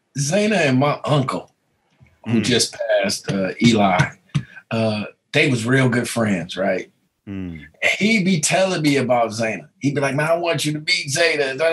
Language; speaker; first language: English; native; English